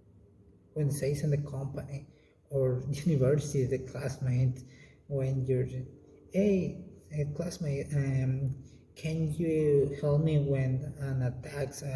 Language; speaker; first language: English; non-native, learner; Spanish